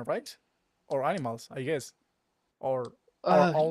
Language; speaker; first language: English; non-native, learner; Spanish